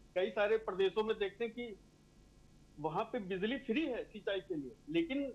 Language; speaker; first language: Hindi; native; Hindi